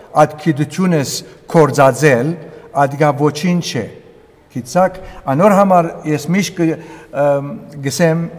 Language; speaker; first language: Armenian; early bilingual, heritage; Armenian